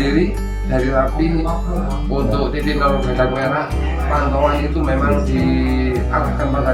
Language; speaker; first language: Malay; non-native, local second language; Javanese